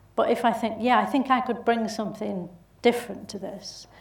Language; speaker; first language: English; native; English